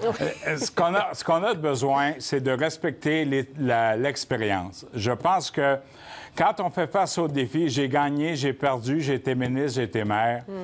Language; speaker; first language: French; native; French